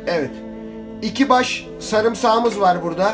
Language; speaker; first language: Turkish; native; Turkish